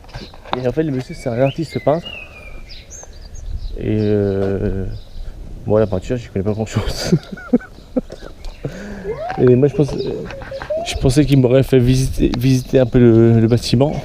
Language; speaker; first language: French; native; French